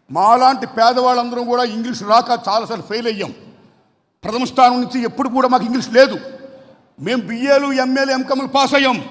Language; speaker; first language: Telugu; native; Telugu